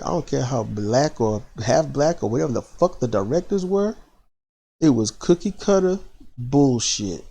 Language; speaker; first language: English; native; English